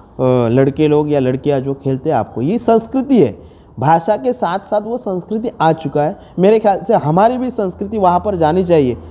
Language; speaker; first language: Hindi; non-native, local second language; Marathi